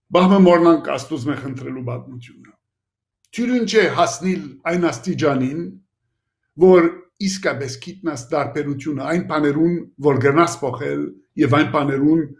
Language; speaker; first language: Armenian; early bilingual, heritage; Armenian